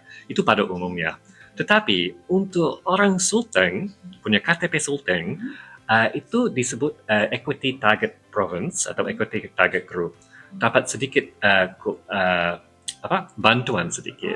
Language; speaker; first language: Indonesian; non-native, fluent; English